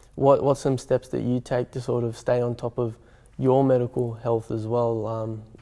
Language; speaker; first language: English; native; English